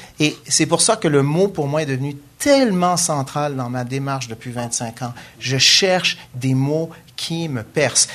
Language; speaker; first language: French; native; French